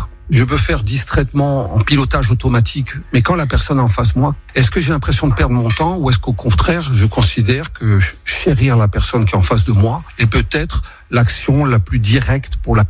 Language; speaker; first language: French; native; French